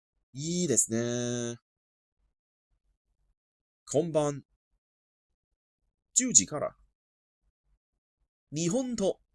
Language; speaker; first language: Japanese; non-native, fluent; Cantonese